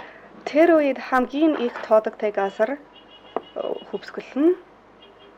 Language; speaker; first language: Mongolian; non-native, fluent; English